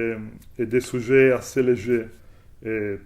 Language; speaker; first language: French; non-native, fluent; Italian